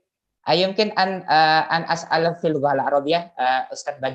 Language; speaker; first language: Arabic; non-native, fluent; Indonesian